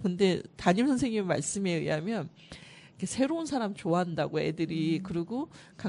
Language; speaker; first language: Korean; native; Korean